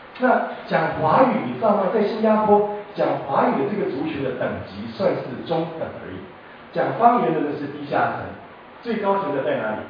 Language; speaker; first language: Chinese; non-native, local second language; Min Nan Chinese